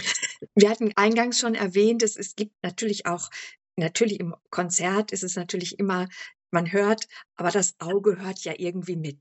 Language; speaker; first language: German; native; German